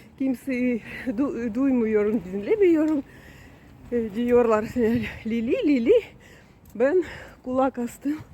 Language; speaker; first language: Turkish; non-native, learner; Russian